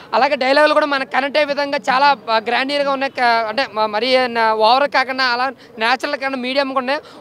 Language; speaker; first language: Telugu; native; Telugu